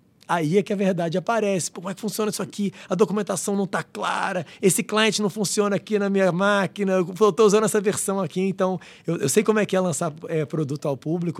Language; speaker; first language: Portuguese; non-native, fluent; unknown